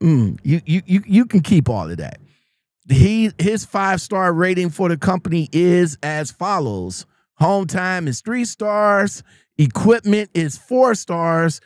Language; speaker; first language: English; native; English